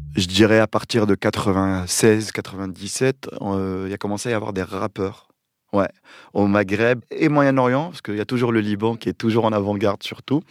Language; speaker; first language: French; non-native, local second language; Arabic